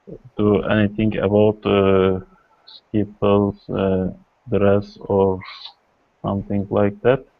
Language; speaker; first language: English; non-native, learner; Kurdish